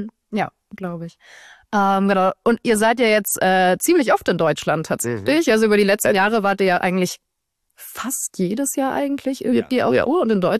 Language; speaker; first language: German; native; German